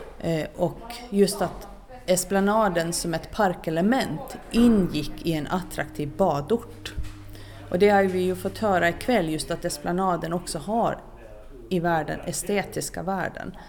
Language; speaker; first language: Swedish; native; Swedish